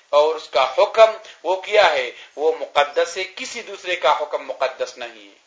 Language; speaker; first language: Urdu; non-native, local second language; Pashto